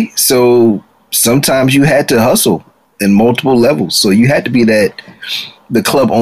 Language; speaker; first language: English; native; English